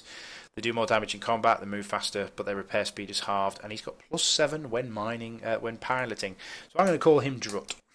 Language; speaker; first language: English; native; English